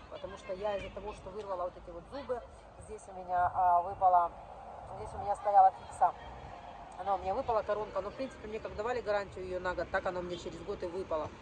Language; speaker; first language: Russian; native; Russian